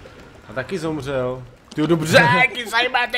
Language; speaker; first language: Czech; native; Czech